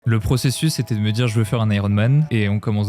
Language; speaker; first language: French; native; French